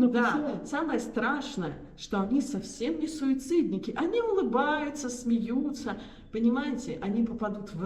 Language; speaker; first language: Russian; native; Russian